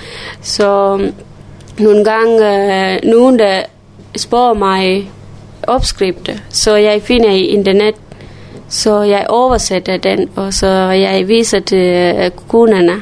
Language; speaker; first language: Danish; non-native, learner; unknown